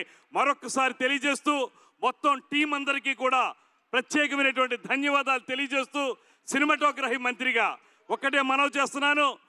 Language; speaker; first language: Telugu; native; Telugu